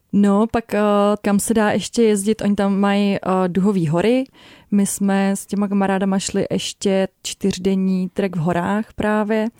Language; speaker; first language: Czech; native; Czech